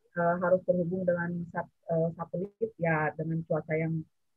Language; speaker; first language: Indonesian; native; Indonesian